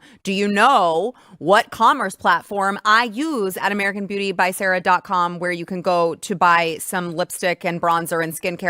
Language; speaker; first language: English; native; English